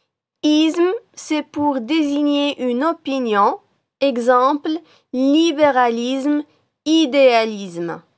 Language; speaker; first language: French; non-native, local second language; Arabic